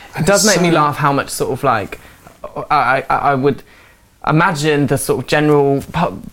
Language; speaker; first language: English; native; English